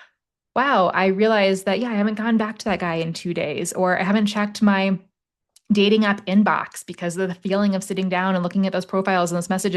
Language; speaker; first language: English; native; English